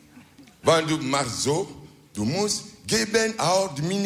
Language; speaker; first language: Dutch; non-native, learner; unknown